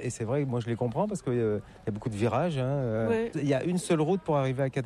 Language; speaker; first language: French; native; French